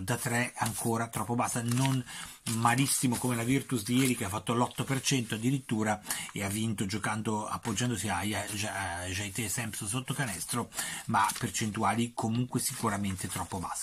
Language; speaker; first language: Italian; native; Italian